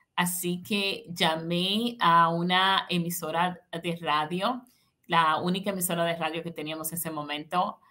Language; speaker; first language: Spanish; native; Spanish